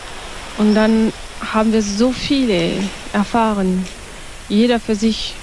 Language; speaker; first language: German; non-native, fluent; French